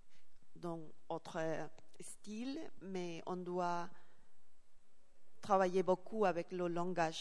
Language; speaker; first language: French; non-native, learner; Spanish